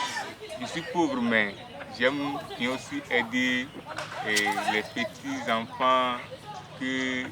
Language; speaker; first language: French; non-native, local second language; Fon